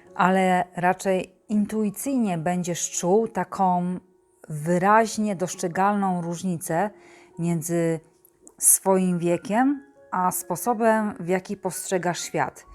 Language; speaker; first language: Polish; native; Polish